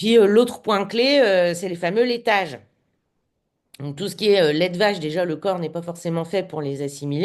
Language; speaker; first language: French; native; French